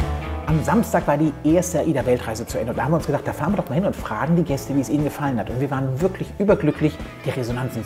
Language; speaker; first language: German; native; German